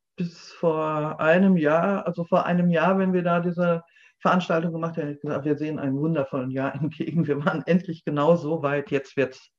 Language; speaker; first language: German; native; German